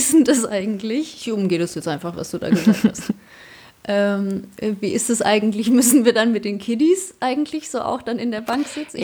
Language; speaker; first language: German; early bilingual, other home language; Polish